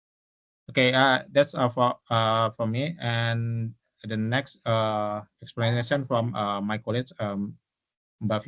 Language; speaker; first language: English; non-native, local second language; Indonesian